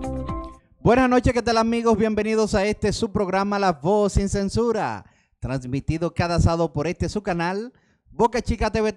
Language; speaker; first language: Spanish; native; Spanish